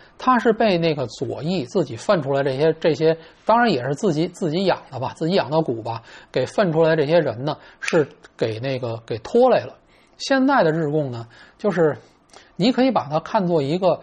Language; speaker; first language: Chinese; native; Chinese